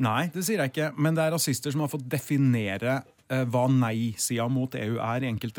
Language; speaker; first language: Norwegian; native; Norwegian